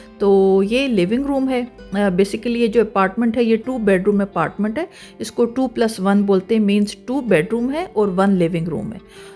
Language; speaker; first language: Urdu; native; Urdu